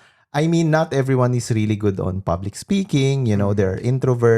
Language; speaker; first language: English; non-native, local second language; Filipino